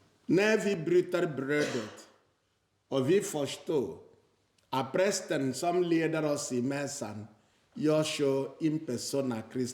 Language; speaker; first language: Swedish; non-native, fluent; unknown